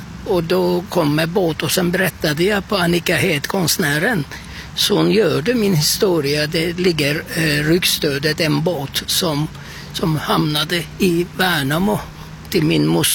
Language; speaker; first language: Swedish; non-native, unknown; Turkish